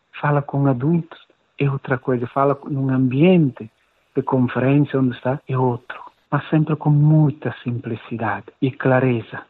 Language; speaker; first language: Portuguese; non-native, local second language; Upper Guinea Crioulo